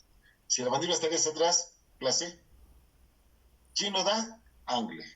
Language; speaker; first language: Spanish; native; Spanish